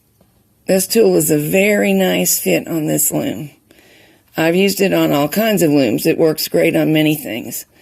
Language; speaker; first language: English; native; English